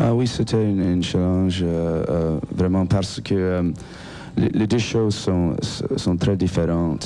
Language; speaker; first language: French; non-native, local second language; English